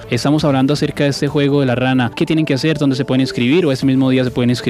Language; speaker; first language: Spanish; native; Spanish